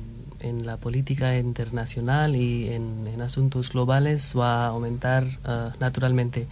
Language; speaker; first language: Spanish; non-native, fluent; Hindi